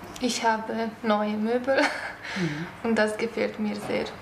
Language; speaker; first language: German; non-native, learner; Hungarian